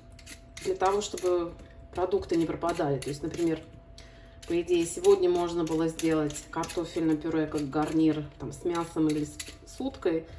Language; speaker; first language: Russian; native; Russian